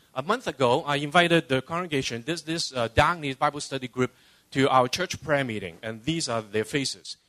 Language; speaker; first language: English; non-native, local second language; Cantonese